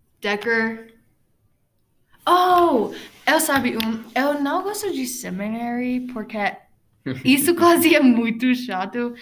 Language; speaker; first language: Portuguese; non-native, learner; English